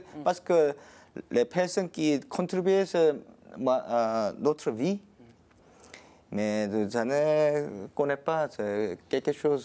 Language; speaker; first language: French; non-native, learner; Korean